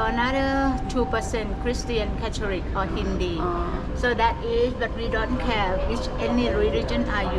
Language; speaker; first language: English; non-native, fluent; Thai